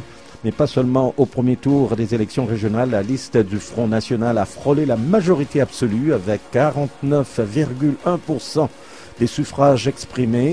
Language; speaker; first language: French; native; French